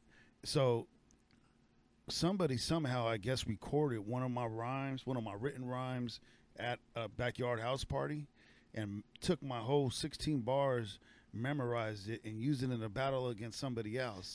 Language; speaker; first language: English; native; English